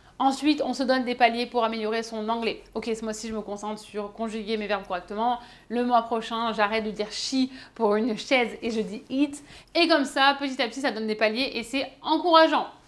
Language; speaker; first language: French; native; French